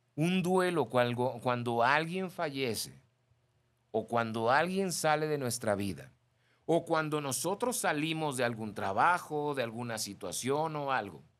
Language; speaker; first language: Spanish; native; Spanish